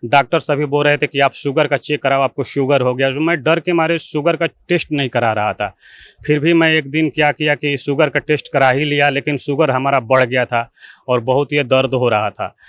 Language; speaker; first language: Hindi; native; Hindi